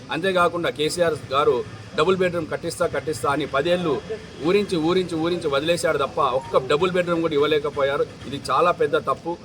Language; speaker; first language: Telugu; native; Telugu